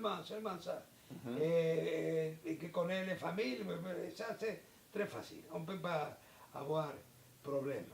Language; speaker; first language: French; non-native, learner; Spanish